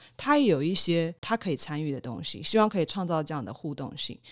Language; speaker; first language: Chinese; native; Chinese